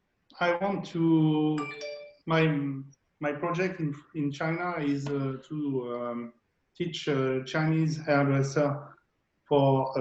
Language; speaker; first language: English; non-native, learner; French